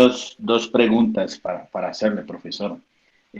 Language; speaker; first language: Spanish; native; Spanish